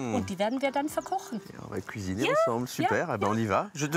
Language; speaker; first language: French; native; French